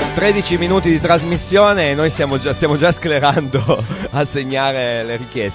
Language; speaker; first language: Italian; native; Italian